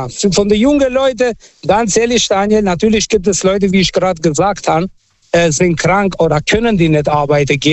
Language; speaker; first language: German; non-native, fluent; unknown